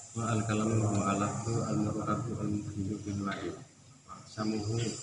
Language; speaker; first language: Arabic; non-native, fluent; Indonesian